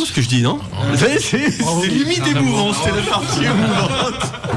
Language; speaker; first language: French; native; French